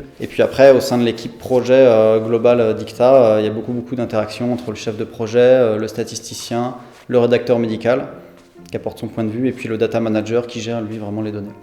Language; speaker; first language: French; native; French